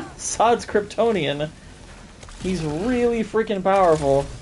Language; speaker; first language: English; native; English